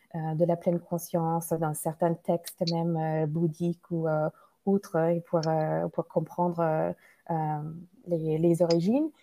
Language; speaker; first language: French; non-native, fluent; English